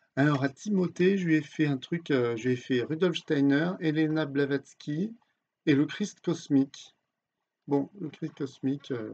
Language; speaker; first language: French; native; French